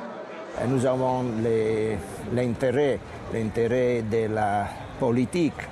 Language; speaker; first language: French; non-native, fluent; Italian